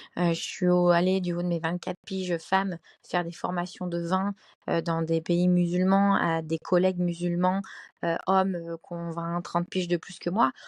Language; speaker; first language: French; native; French